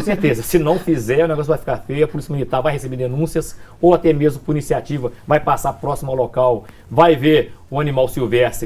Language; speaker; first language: Portuguese; native; Portuguese